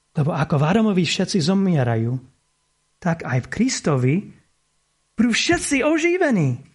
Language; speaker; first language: Slovak; non-native, fluent; English